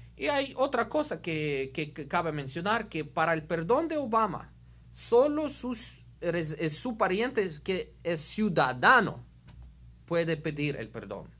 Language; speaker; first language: Spanish; non-native, fluent; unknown